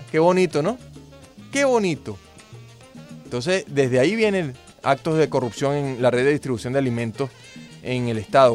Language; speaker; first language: Spanish; native; Spanish